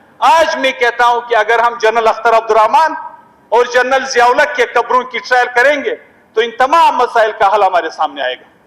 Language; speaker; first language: Urdu; non-native, local second language; Pashto